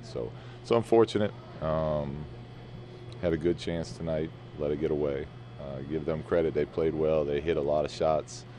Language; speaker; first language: English; native; English